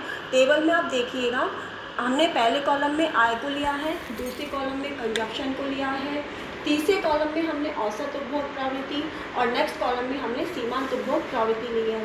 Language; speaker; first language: Hindi; native; Hindi